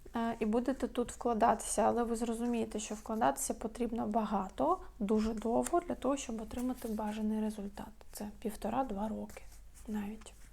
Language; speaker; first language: Ukrainian; non-native, local second language; Russian